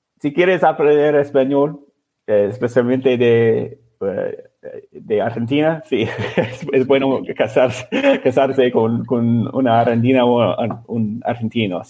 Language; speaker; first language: Spanish; non-native, learner; English